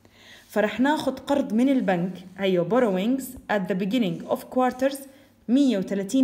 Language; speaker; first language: Arabic; native; Arabic